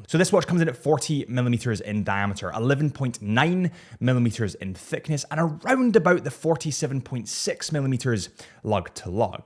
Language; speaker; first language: English; native; English